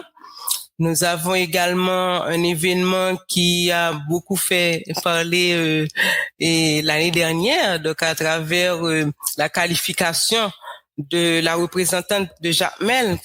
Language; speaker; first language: French; non-native, local second language; Haitian Creole